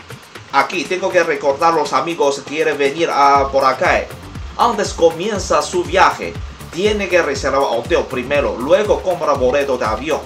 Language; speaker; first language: Spanish; non-native, learner; Chinese